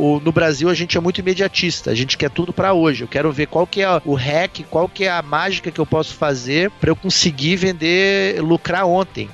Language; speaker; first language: Portuguese; native; Portuguese